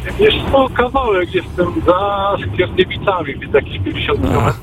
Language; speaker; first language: Polish; native; Polish